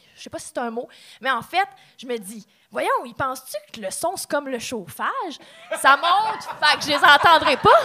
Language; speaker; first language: French; native; French